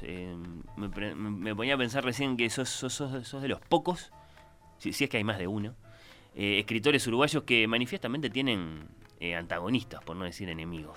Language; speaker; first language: Spanish; native; Spanish